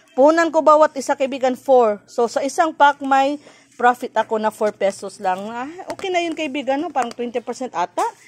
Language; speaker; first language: Filipino; native; Filipino